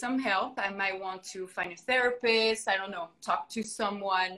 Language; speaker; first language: English; non-native, fluent; French